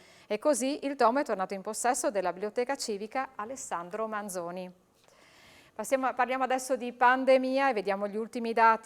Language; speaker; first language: Italian; native; Italian